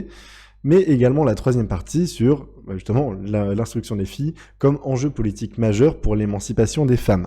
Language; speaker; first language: French; native; French